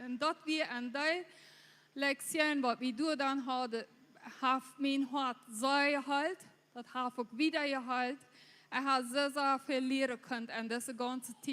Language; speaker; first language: German; non-native, local second language; Low German